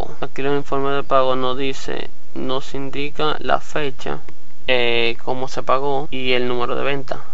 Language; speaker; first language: Spanish; native; Spanish